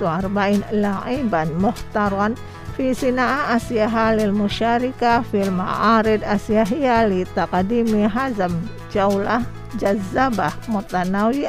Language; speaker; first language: Arabic; non-native, fluent; Indonesian